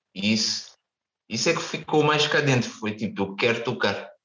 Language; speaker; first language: Portuguese; non-native, local second language; Kabuverdianu